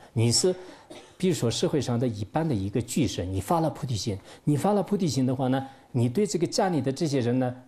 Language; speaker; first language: Chinese; non-native, local second language; Tibetan